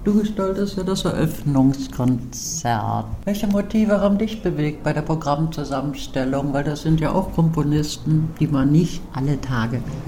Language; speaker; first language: German; native; German